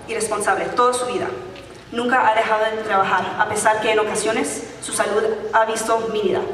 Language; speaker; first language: Spanish; early bilingual, heritage; Spanish